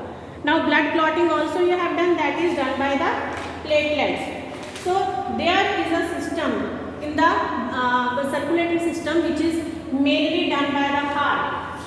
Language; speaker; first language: English; non-native, local second language; Hindi